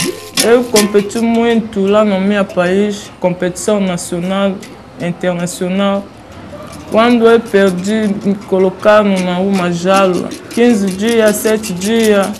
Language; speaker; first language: Portuguese; non-native, learner; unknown